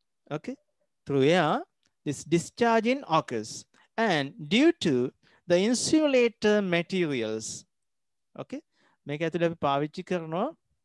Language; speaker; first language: English; non-native, local second language; Sinhala